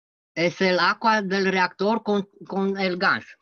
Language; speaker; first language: Spanish; non-native, learner; French